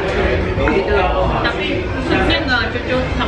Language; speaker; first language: Indonesian; non-native, learner; Japanese